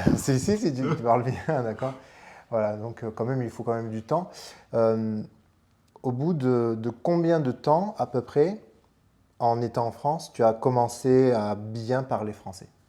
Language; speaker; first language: French; native; French